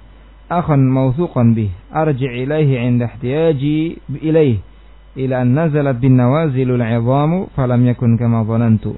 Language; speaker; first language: Arabic; non-native, fluent; Indonesian